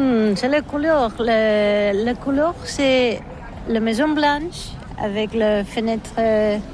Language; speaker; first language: French; non-native, learner; Catalan